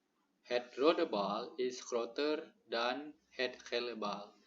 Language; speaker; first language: Dutch; non-native, learner; Indonesian